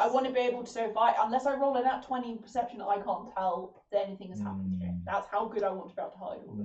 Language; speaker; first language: English; native; English